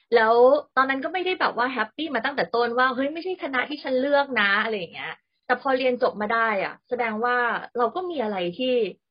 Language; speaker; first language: Thai; native; Thai